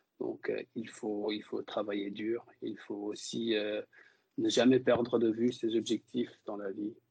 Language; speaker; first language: French; non-native, local second language; Wolof